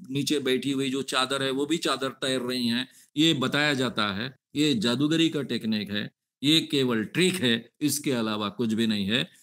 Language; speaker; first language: Hindi; non-native, local second language; Marathi